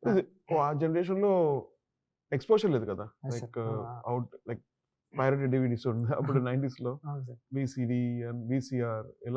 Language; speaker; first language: Telugu; non-native, learner; Tamil